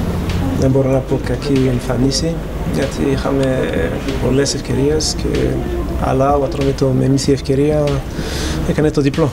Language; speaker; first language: Greek; non-native, learner; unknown